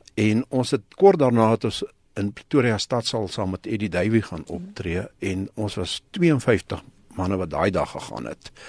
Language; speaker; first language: Afrikaans; native; Afrikaans